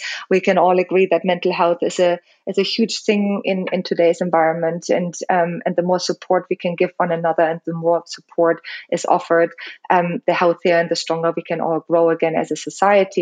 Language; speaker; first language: English; non-native, fluent; German